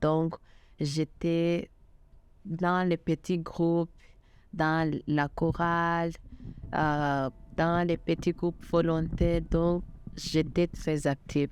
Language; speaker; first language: French; non-native, local second language; Kinyarwanda